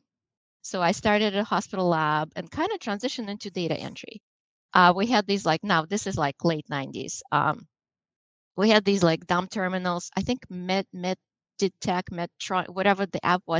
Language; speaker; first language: English; non-native, fluent; Russian